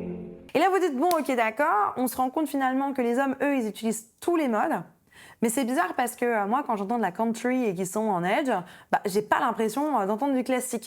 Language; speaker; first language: French; native; French